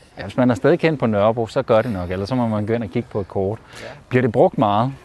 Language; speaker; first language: Danish; native; Danish